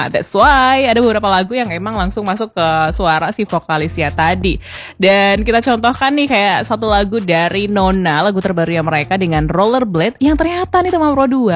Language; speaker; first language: Indonesian; native; Indonesian